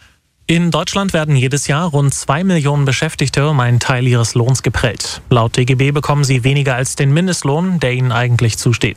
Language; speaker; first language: German; native; German